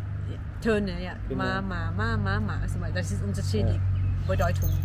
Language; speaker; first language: German; non-native, learner; Thai